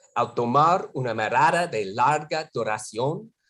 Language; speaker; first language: Spanish; non-native, fluent; English